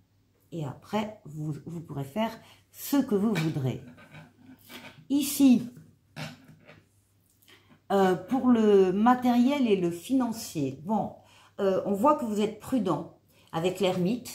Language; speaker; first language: French; native; French